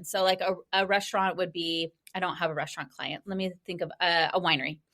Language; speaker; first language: English; native; English